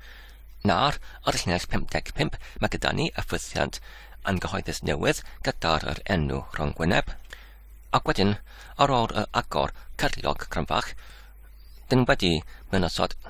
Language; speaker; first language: Welsh; non-native, fluent; English